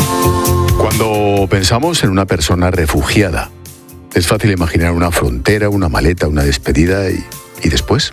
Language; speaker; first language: Spanish; native; Spanish